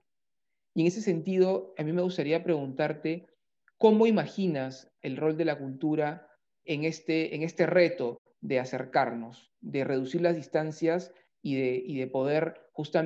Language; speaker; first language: Spanish; native; Spanish